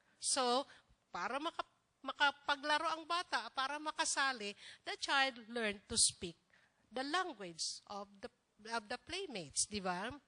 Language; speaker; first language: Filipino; non-native, local second language; Bikol